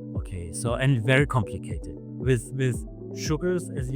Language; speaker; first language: English; non-native, fluent; German